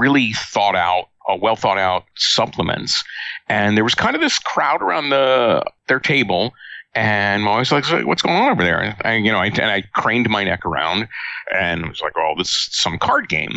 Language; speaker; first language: English; native; English